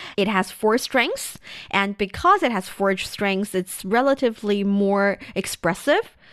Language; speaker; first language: English; non-native, fluent; Chinese